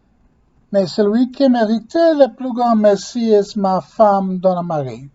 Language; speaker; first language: French; non-native, learner; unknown